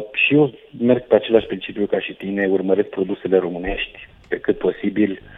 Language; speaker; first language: Romanian; native; Romanian